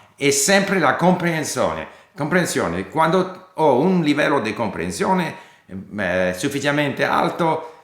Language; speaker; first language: Italian; non-native, fluent; English